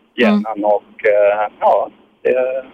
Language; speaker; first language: Swedish; non-native, fluent; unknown